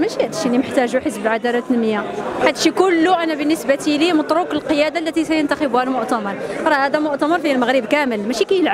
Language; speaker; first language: Arabic; native; Arabic